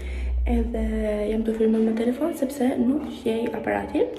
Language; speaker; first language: Albanian; early bilingual, heritage; Albanian